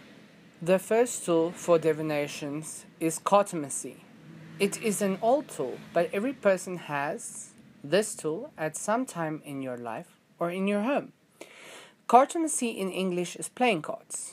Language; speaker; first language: English; non-native, fluent; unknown